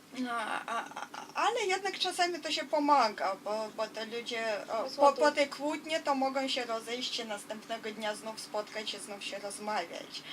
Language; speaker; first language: Polish; non-native, fluent; Russian